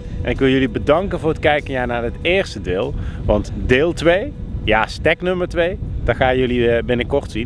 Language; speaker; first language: Dutch; native; Dutch